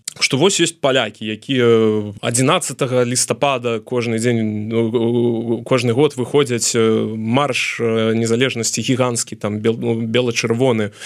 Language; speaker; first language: Belarusian; non-native, local second language; Russian